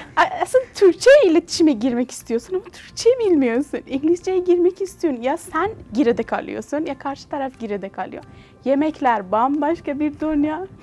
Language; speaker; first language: Turkish; non-native, fluent; Persian